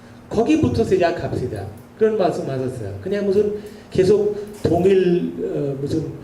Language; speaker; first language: Korean; non-native, learner; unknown